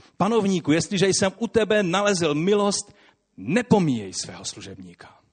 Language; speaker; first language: Czech; non-native, local second language; Polish